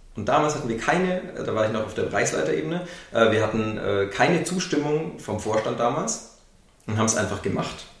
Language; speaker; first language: German; native; German